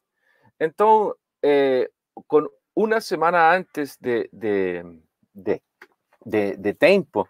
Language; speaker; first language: Portuguese; non-native, learner; Spanish